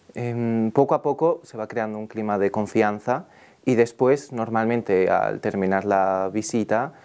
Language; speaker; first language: Spanish; native; Spanish